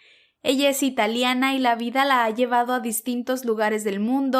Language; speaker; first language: Spanish; native; Spanish